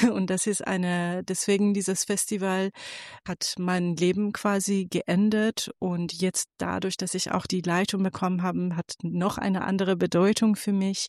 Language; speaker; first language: German; non-native, fluent; Persian